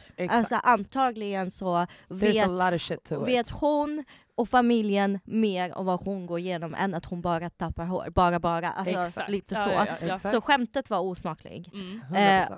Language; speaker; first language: Swedish; early bilingual, other home language; Russian